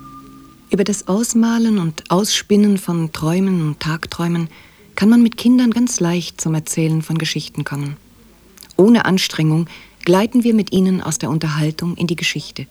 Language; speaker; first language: German; native; German